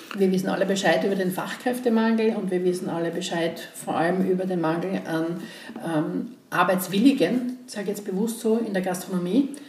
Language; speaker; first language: German; native; German